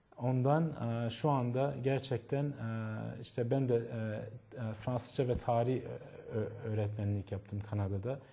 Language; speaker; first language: Turkish; non-native, fluent; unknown